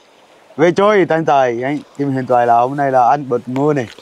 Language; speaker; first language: Vietnamese; non-native, learner; Portuguese